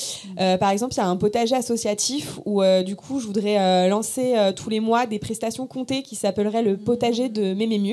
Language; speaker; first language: French; native; French